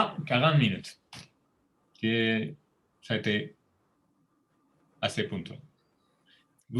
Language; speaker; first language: French; non-native, fluent; Spanish